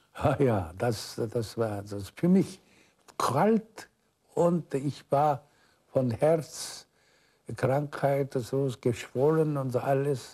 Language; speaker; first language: German; non-native, fluent; Korean